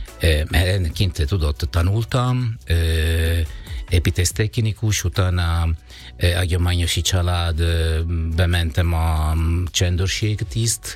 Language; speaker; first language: Hungarian; non-native, learner; Italian